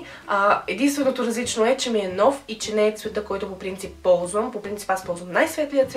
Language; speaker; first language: Bulgarian; native; Bulgarian